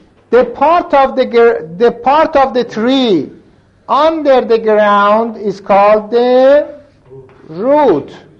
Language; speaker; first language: English; non-native, fluent; Persian